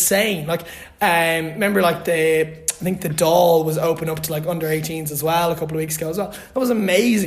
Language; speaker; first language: English; native; English